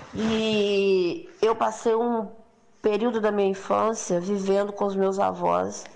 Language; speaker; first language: Portuguese; native; Portuguese